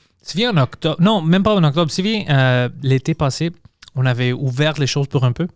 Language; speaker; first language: French; early bilingual, other home language; English